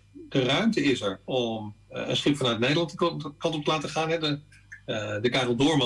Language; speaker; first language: Dutch; native; Dutch